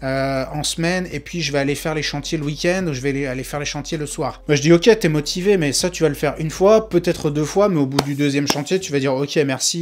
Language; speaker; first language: French; native; French